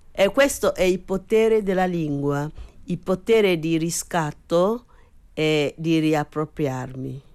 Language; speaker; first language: Italian; non-native, fluent; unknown